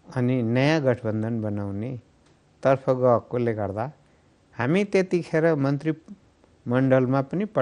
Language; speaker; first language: Nepali; native; Nepali